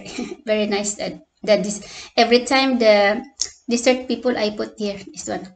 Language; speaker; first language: English; non-native, local second language; Cebuano